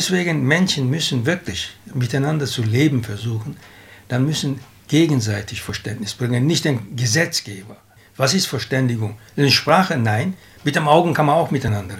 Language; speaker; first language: German; non-native, fluent; Turkish